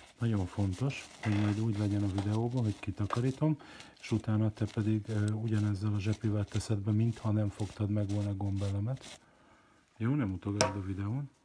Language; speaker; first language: Hungarian; native; Hungarian